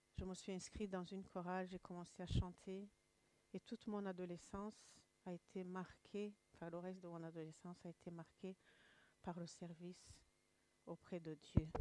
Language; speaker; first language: French; non-native, local second language; Kinyarwanda